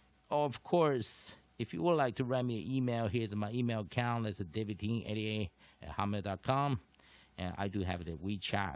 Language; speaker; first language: English; non-native, fluent; Chinese